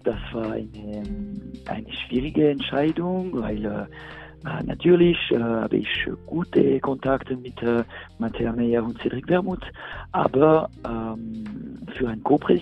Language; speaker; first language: German; non-native, local second language; French